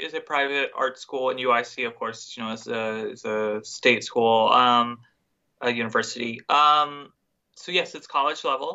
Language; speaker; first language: English; native; English